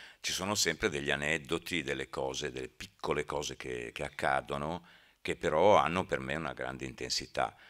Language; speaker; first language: Italian; native; Italian